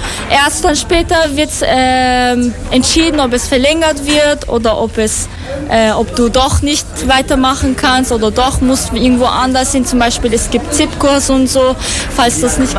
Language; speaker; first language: German; non-native, fluent; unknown